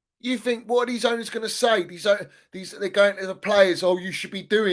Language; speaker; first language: English; native; English